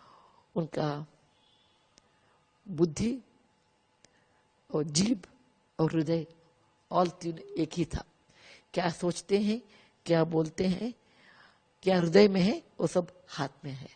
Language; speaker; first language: Hindi; non-native, local second language; Kannada